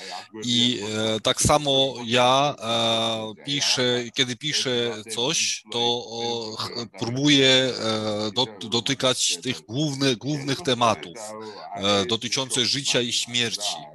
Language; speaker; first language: Polish; non-native, fluent; Georgian